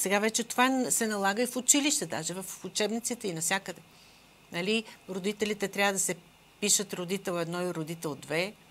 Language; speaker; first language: Bulgarian; native; Bulgarian